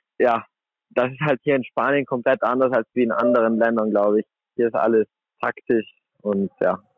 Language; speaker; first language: German; native; German